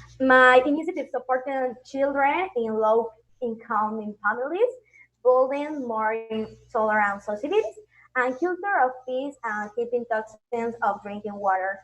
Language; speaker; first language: English; non-native, learner; Spanish